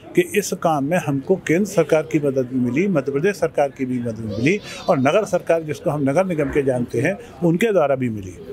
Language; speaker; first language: Hindi; native; Hindi